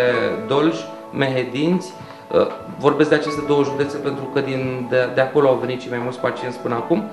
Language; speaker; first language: Romanian; native; Romanian